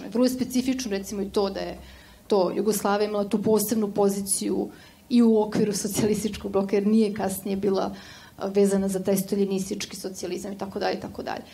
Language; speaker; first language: Serbian; native; Serbian